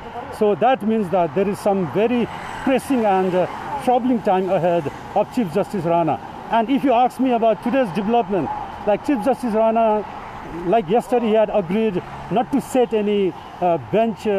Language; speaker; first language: English; non-native, local second language; Nepali